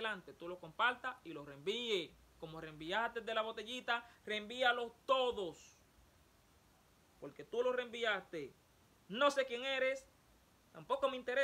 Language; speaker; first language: Spanish; native; Spanish